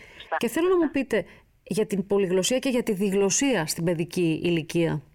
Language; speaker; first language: Greek; native; Greek